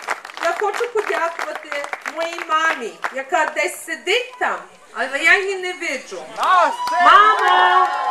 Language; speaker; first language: Ukrainian; early bilingual, heritage; Ukrainian